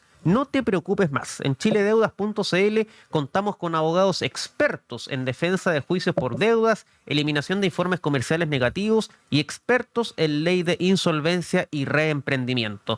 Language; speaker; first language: Spanish; native; Spanish